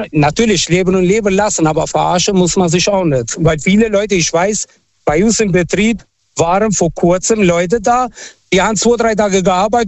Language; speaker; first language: German; non-native, fluent; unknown